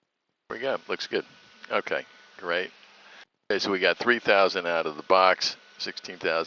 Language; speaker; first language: English; native; English